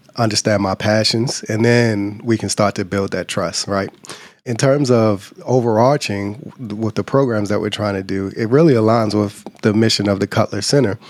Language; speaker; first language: English; native; English